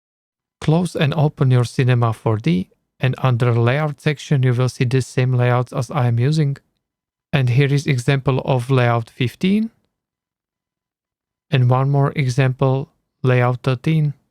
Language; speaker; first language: English; non-native, learner; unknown